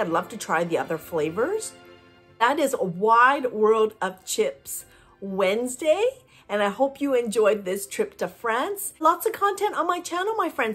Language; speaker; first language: English; native; English